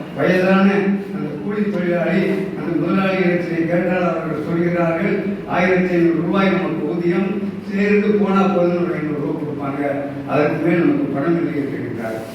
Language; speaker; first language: Tamil; native; Tamil